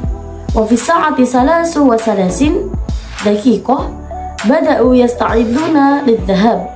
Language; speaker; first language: Arabic; non-native, learner; Indonesian